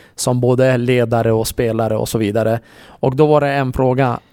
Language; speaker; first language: Swedish; early bilingual, other home language; Kurdish